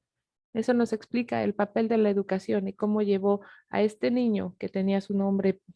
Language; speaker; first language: Spanish; native; Spanish